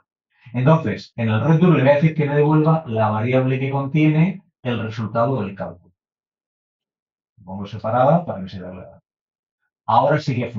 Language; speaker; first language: Spanish; native; Spanish